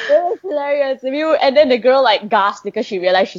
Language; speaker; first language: English; non-native, local second language; Chinese